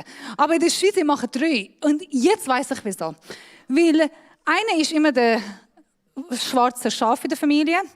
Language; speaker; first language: German; non-native, fluent; Persian